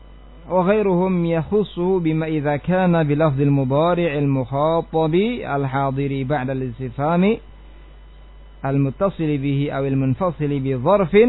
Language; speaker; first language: Arabic; non-native, fluent; Indonesian